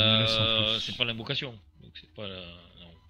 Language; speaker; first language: French; native; French